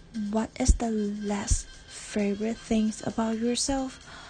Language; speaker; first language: English; non-native, learner; Chinese